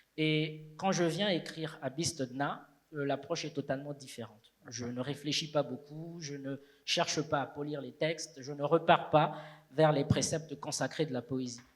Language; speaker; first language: French; native; French